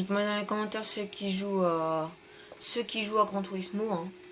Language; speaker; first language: French; native; French